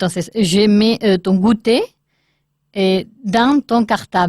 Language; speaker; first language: French; non-native, learner; Spanish